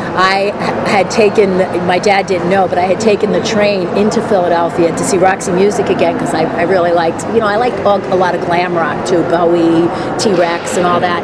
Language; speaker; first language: English; native; English